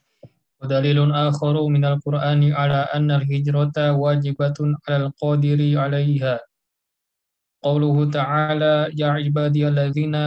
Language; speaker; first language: Arabic; non-native, learner; Indonesian